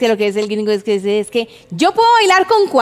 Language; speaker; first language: Spanish; native; Spanish